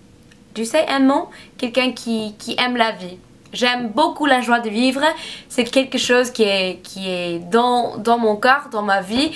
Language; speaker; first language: French; non-native, learner; English